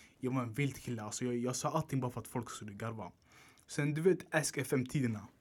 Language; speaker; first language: Swedish; early bilingual, other home language; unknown